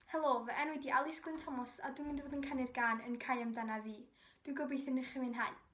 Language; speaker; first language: Welsh; native; Welsh